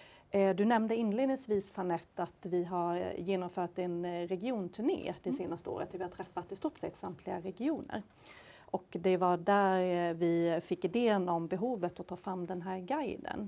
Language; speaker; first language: Swedish; native; Swedish